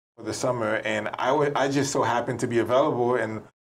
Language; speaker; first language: English; native; English